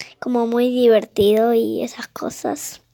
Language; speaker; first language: Spanish; early bilingual, heritage; Spanish